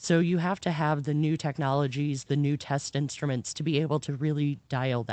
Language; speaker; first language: English; native; English